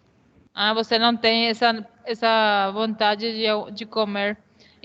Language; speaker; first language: Portuguese; non-native, fluent; Spanish